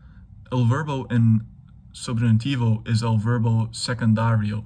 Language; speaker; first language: Spanish; non-native, learner; English